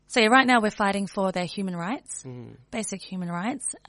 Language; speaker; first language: English; native; English